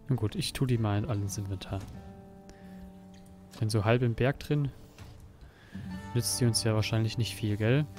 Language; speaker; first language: German; native; German